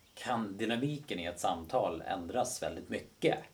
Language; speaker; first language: Swedish; early bilingual, other home language; Bosnian